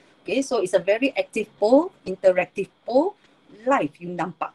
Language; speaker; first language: English; non-native, local second language; Malay